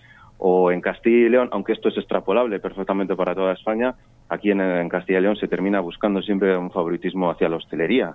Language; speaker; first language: Spanish; native; Spanish